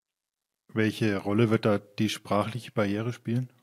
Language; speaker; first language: German; native; German